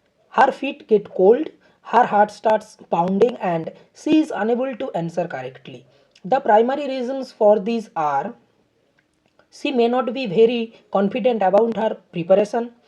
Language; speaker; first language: English; non-native, local second language; Bangla